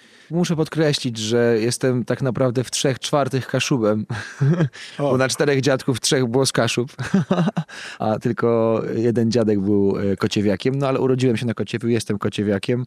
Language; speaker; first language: Polish; native; Polish